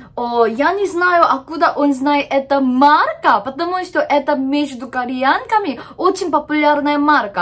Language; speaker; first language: Russian; non-native, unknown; Korean